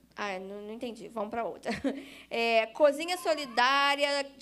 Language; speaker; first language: Portuguese; native; Portuguese